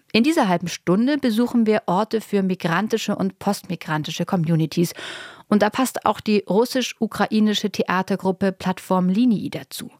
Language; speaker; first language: German; native; German